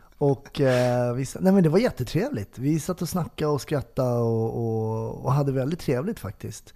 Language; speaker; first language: Swedish; native; Swedish